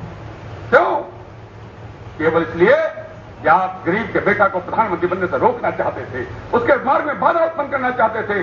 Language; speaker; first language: Hindi; native; Hindi